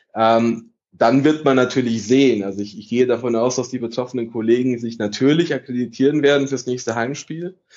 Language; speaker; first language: German; early bilingual, other home language; Italian